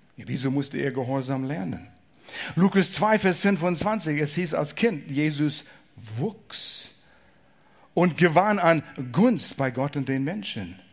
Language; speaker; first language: German; non-native, fluent; English